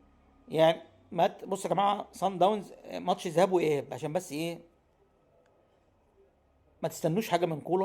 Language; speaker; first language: Arabic; native; Arabic